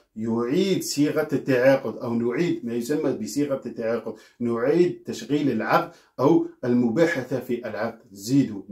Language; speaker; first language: Arabic; native; Arabic